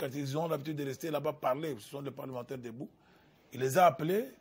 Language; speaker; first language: French; non-native, local second language; Lingala